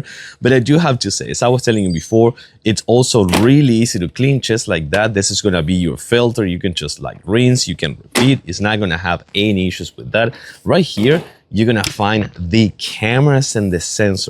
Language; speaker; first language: English; non-native, fluent; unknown